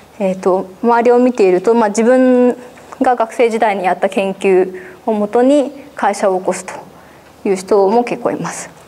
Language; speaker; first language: Japanese; native; Japanese